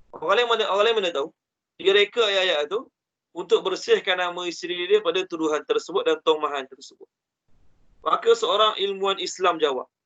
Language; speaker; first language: Malay; native; Malay